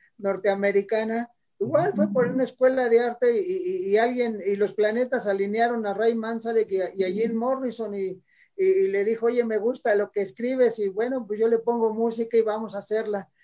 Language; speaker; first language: Spanish; native; Spanish